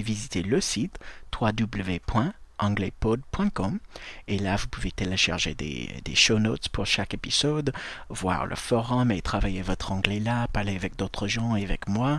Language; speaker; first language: French; non-native, fluent; English